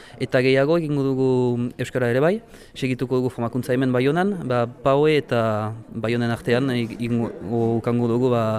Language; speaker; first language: Basque; non-native, local second language; French